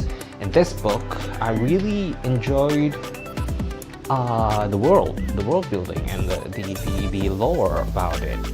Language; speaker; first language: English; non-native, fluent; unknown